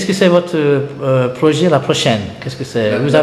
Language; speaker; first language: French; non-native, learner; English